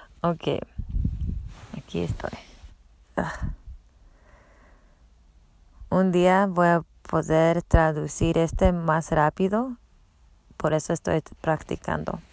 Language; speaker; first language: Spanish; non-native, learner; English